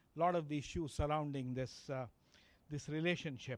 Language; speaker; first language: English; non-native, local second language; Kannada